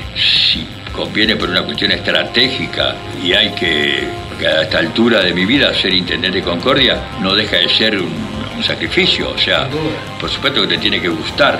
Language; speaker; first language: Spanish; native; Spanish